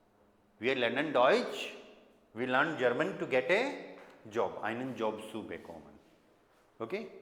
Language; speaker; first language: German; non-native, fluent; Hindi